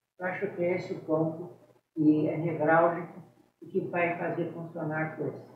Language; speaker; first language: Portuguese; native; Portuguese